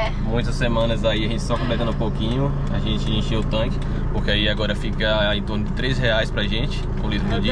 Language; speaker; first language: Portuguese; native; Portuguese